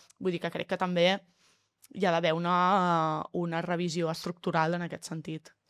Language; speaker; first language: Catalan; native; Catalan